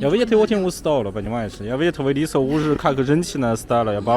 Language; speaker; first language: Russian; non-native, learner; Chinese